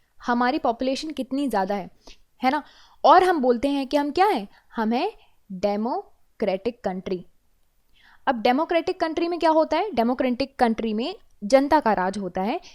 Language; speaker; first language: Hindi; native; Hindi